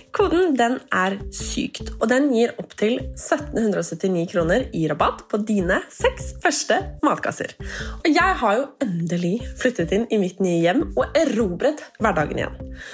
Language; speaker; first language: Norwegian; native; Norwegian